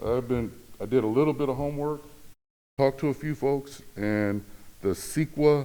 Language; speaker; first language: English; native; English